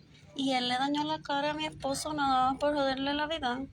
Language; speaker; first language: Spanish; native; Spanish